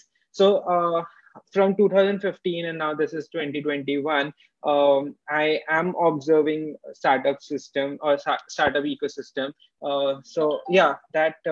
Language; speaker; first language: English; non-native, local second language; Hindi